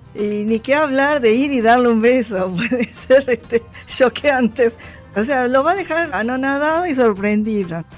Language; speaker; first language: Spanish; native; Spanish